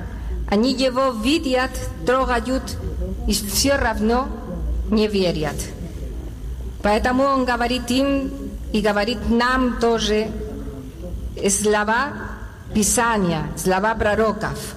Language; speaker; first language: Russian; non-native, learner; Spanish